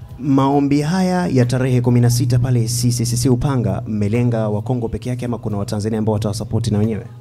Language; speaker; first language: Swahili; native; Swahili